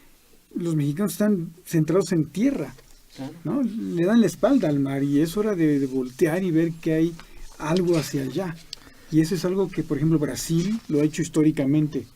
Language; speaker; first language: Spanish; native; Spanish